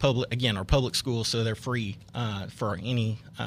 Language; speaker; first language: English; native; English